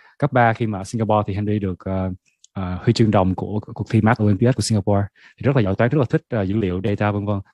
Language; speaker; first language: Vietnamese; native; Vietnamese